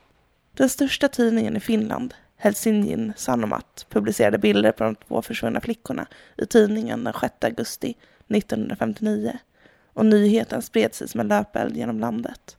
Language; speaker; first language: Swedish; native; Swedish